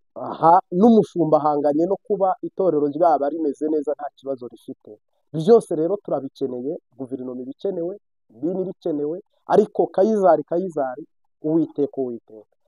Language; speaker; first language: Kinyarwanda; native; Kinyarwanda